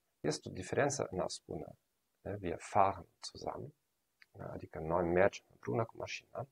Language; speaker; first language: Romanian; non-native, fluent; German